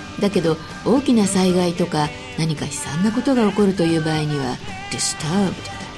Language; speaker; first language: Japanese; native; Japanese